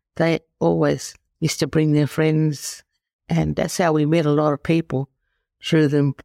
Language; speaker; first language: English; native; English